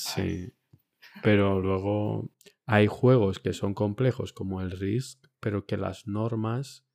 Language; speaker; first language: Spanish; early bilingual, other home language; Romanian